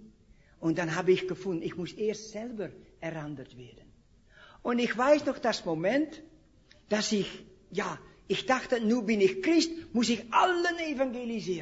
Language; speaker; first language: German; non-native, fluent; Dutch